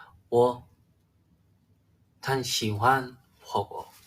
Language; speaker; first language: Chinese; non-native, learner; Korean